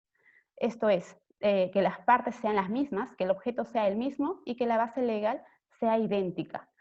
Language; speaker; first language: Spanish; native; Spanish